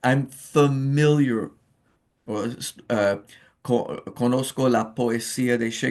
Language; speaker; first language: Spanish; non-native, fluent; English